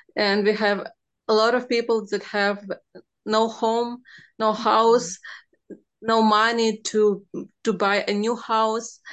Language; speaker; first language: English; non-native, fluent; Ukrainian